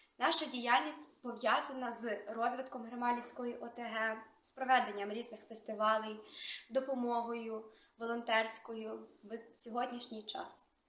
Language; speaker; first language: Ukrainian; native; Ukrainian